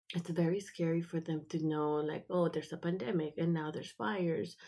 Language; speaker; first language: English; early bilingual, other home language; Spanish